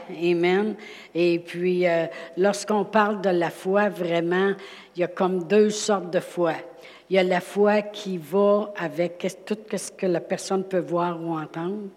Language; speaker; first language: French; native; French